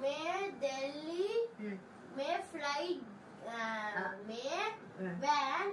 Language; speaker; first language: Hindi; non-native, learner; Tamil